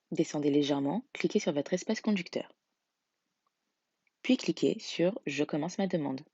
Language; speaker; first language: French; native; French